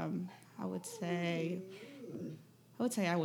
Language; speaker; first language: English; non-native, fluent; Hebrew